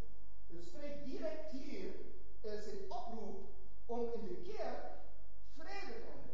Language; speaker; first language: Dutch; non-native, fluent; German